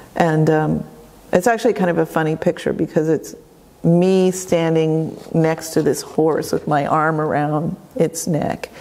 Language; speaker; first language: English; native; English